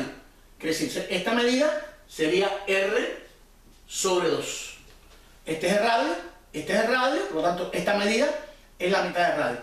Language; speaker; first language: Spanish; native; Spanish